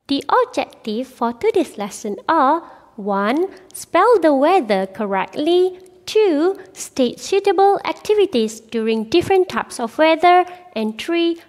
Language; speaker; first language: English; non-native, local second language; Malay